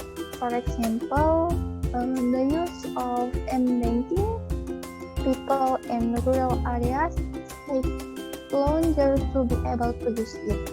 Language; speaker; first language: English; non-native, learner; Indonesian